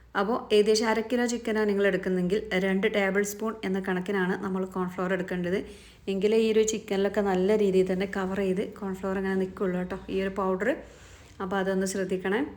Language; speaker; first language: Malayalam; native; Malayalam